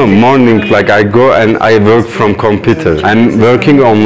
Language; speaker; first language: English; non-native, learner; Turkish